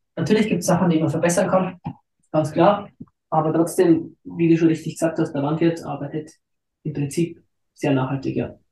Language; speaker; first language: German; native; German